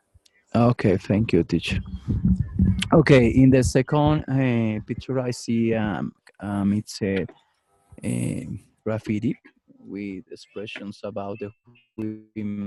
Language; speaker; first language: English; non-native, learner; Spanish